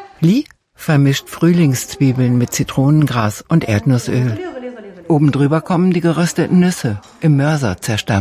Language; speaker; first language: German; native; German